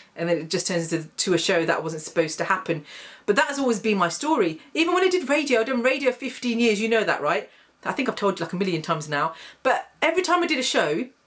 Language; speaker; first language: English; native; English